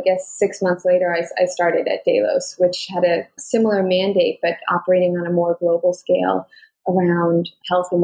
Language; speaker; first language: English; native; English